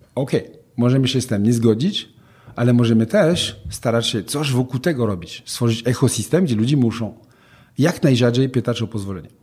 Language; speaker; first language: Polish; non-native, fluent; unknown